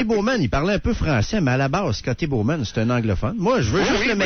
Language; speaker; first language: French; native; French